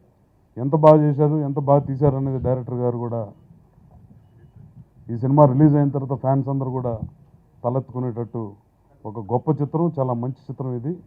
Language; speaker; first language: Telugu; native; Telugu